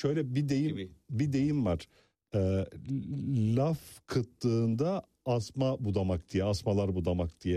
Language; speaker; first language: Turkish; native; Turkish